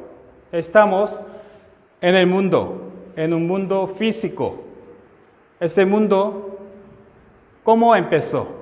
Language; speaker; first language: Spanish; non-native, fluent; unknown